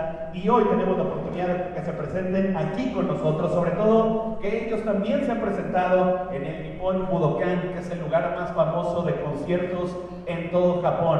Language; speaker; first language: Spanish; native; Spanish